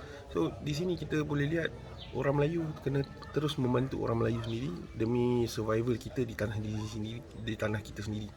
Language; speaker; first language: Malay; native; Malay